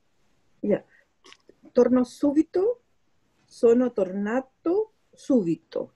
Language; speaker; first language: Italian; non-native, learner; Spanish